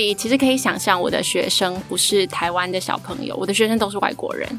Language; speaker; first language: Chinese; native; Chinese